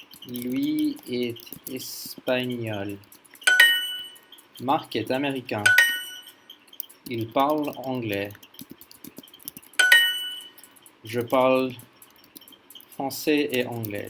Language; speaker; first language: French; non-native, learner; English